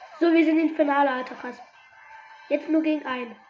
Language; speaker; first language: German; native; German